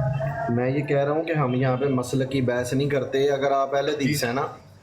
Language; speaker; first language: Hindi; non-native, local second language; Punjabi